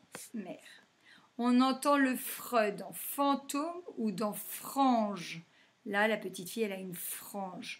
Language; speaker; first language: French; native; French